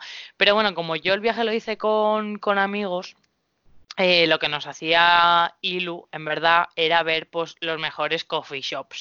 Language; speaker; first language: Spanish; native; Spanish